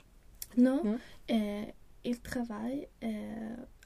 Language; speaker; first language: French; non-native, learner; Swedish